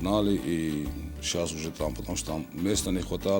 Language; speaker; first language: Russian; non-native, local second language; Georgian